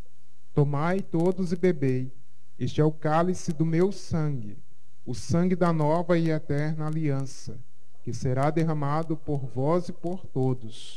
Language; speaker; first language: Portuguese; native; Portuguese